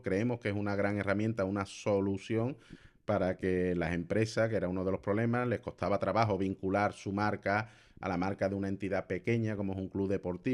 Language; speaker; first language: Spanish; native; Spanish